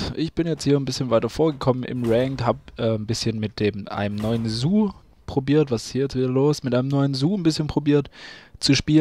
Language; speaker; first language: German; native; German